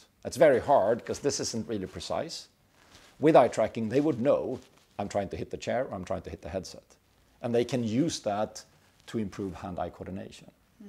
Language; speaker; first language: English; non-native, fluent; Swedish